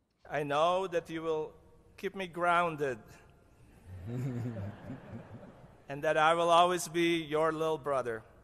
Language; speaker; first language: English; non-native, local second language; Cebuano